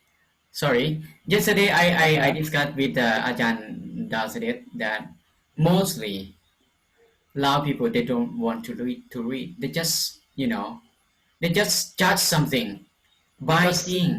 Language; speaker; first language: English; non-native, fluent; Lao